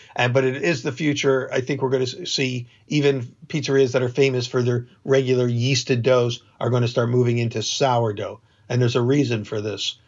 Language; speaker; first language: English; native; English